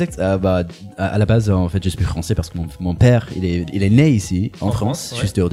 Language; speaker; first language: French; non-native, fluent; English